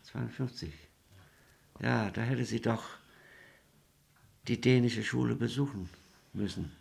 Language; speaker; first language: German; non-native, fluent; Danish